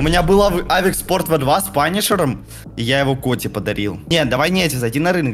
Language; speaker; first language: Russian; native; Russian